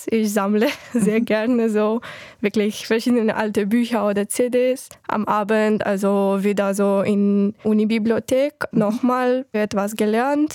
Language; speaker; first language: German; non-native, fluent; Ukrainian